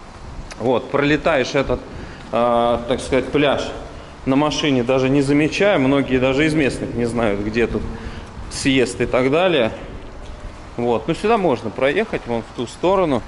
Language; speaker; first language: Russian; native; Russian